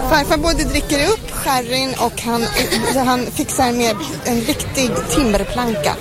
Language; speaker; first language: Swedish; native; Swedish